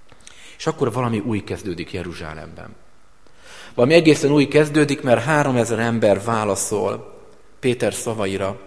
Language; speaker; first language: Hungarian; native; Hungarian